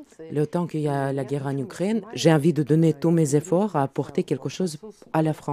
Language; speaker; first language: French; non-native, learner; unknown